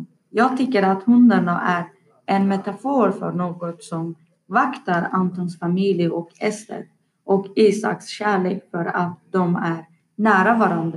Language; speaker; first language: Swedish; non-native, learner; Persian